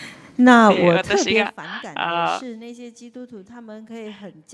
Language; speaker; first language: Chinese; native; Chinese